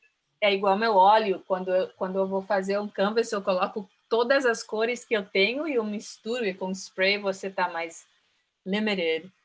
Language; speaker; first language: Portuguese; early bilingual, heritage; Portuguese